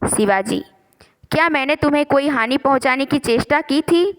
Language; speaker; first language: Hindi; non-native, local second language; Gujarati